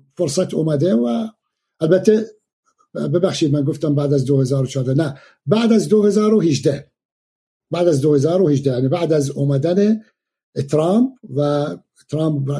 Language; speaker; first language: Persian; non-native, fluent; Arabic